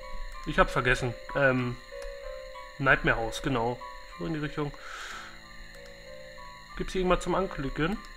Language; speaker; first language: German; native; German